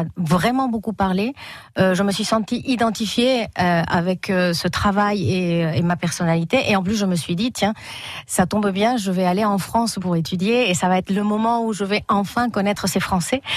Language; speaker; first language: French; non-native, fluent; Spanish